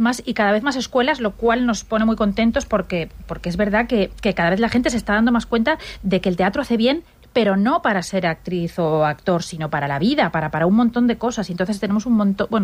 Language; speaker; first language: Spanish; native; Spanish